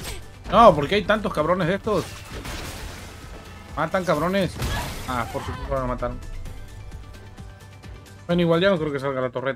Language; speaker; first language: Spanish; native; Spanish